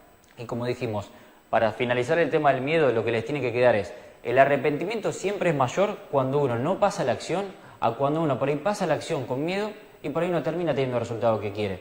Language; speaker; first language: Spanish; native; Spanish